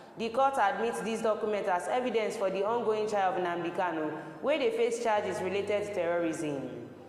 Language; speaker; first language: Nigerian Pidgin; non-native, local second language; Yoruba